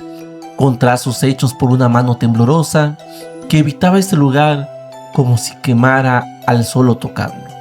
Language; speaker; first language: Spanish; native; Spanish